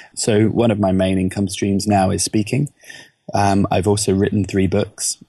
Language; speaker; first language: English; native; English